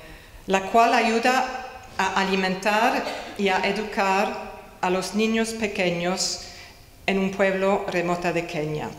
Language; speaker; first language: Spanish; non-native, fluent; English